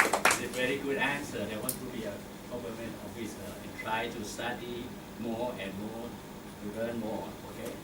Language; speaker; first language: English; non-native, learner; Thai